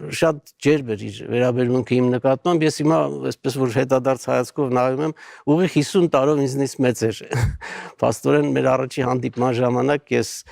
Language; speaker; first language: Armenian; native; Armenian